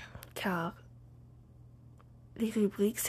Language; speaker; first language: French; non-native, learner; English